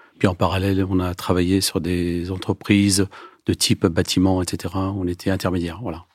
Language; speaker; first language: French; early bilingual, other home language; Turkish